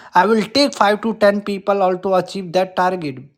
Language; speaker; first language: English; non-native, local second language; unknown